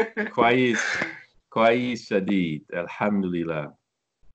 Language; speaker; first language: Arabic; non-native, learner; English